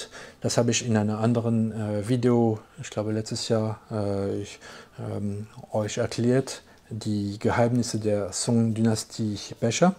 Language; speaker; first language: German; non-native, fluent; French